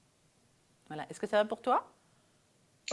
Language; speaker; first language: French; native; French